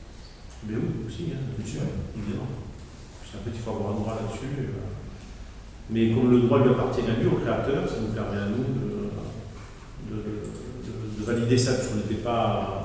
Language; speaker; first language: French; native; French